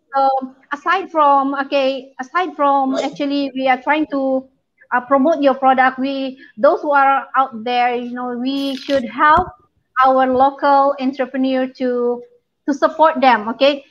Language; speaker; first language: English; non-native, local second language; Malay